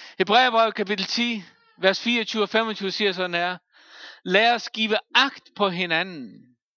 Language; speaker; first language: Danish; non-native, local second language; Faroese